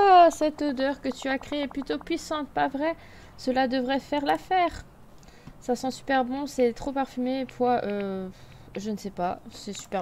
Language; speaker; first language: French; native; French